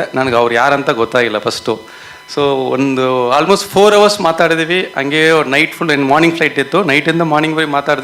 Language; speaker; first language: Kannada; non-native, learner; Tamil